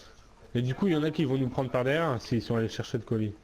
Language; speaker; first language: French; native; French